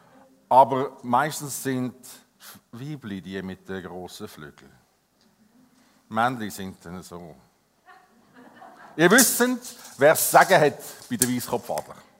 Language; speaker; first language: German; native; German